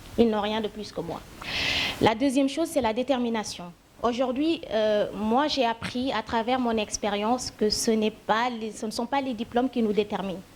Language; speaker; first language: French; non-native, local second language; Wolof